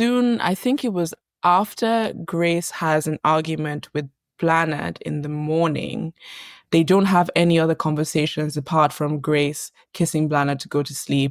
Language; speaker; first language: English; native; English